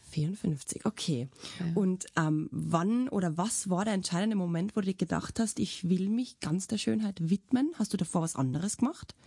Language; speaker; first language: German; native; German